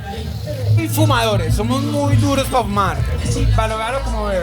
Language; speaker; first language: Spanish; native; Spanish